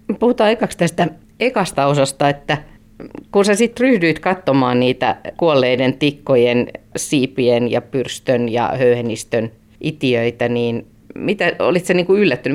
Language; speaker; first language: Finnish; native; Finnish